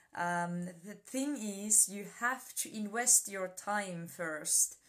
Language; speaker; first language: English; non-native, fluent; Finnish